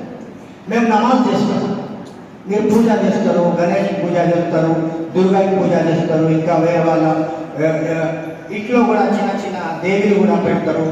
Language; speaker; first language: Telugu; non-native, local second language; Urdu